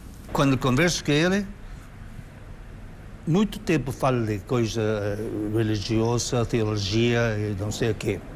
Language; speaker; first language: Portuguese; non-native, learner; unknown